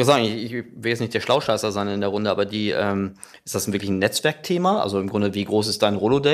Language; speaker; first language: German; native; German